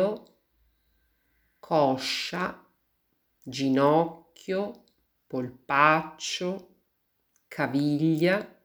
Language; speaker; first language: Italian; native; Italian